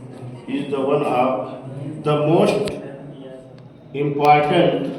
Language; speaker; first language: English; non-native, local second language; Hindi